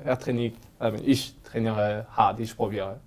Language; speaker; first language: German; non-native, learner; French